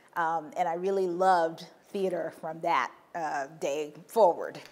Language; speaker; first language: English; native; English